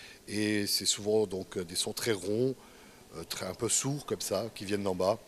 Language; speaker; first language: French; native; French